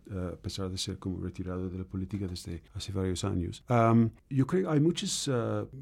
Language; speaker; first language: Spanish; non-native, fluent; English